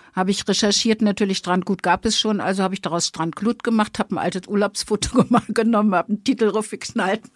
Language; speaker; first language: German; native; German